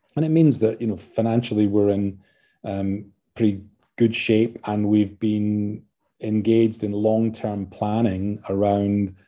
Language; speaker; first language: English; native; English